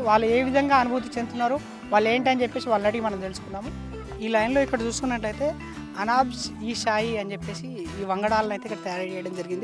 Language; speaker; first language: Telugu; native; Telugu